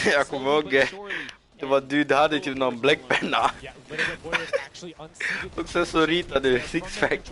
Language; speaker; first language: Swedish; early bilingual, other home language; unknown